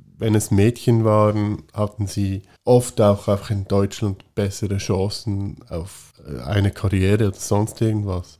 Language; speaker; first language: German; native; German